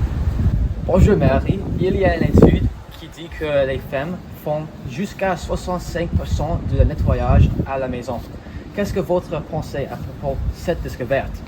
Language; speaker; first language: French; non-native, learner; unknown